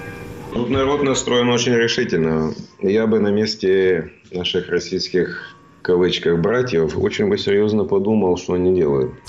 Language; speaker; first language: Russian; native; Russian